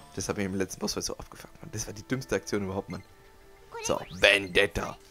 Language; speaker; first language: German; native; German